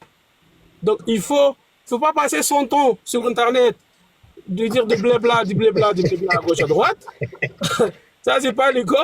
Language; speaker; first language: French; non-native, fluent; Arabic